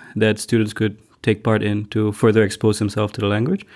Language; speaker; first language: English; non-native, local second language; Tamil